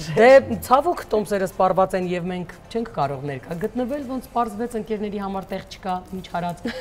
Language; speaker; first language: Armenian; native; Armenian